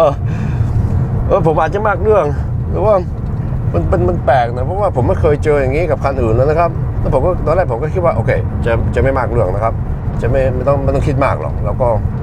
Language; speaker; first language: Thai; non-native, fluent; Norwegian